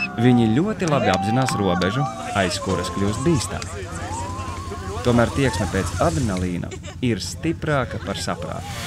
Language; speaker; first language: Latvian; native; Latvian